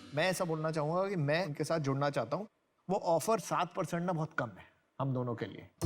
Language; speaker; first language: Hindi; native; Hindi